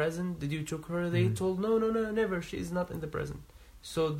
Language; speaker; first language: English; non-native, learner; Arabic